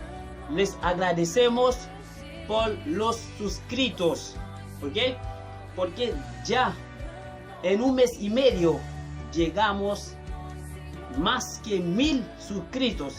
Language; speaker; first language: Spanish; non-native, fluent; Haitian Creole